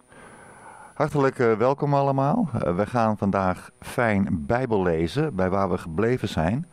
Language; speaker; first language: Dutch; native; Dutch